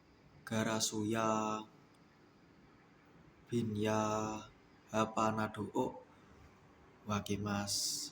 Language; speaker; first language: Japanese; non-native, learner; Indonesian